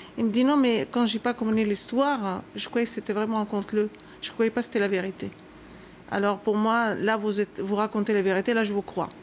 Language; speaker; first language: French; non-native, local second language; Arabic